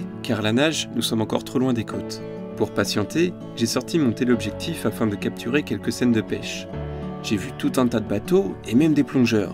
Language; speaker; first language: French; native; French